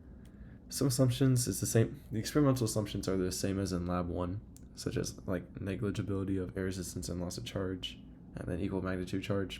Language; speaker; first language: English; native; English